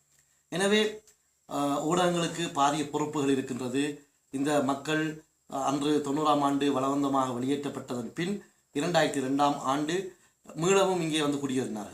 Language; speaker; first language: Tamil; native; Tamil